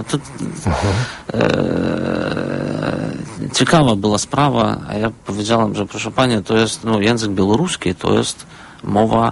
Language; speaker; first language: Polish; non-native, fluent; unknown